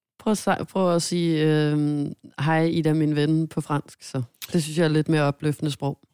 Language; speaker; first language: Danish; native; Danish